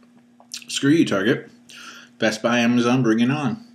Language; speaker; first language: English; native; English